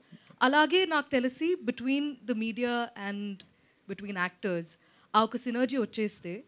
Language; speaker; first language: Telugu; non-native, local second language; Malayalam